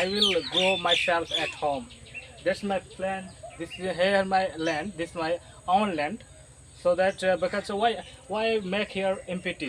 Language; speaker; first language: English; non-native, learner; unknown